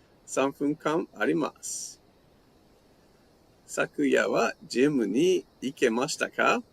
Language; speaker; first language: Japanese; non-native, learner; English